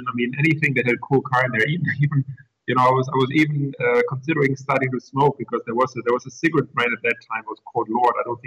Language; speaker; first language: English; non-native, fluent; German